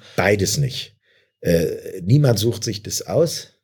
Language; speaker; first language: German; native; German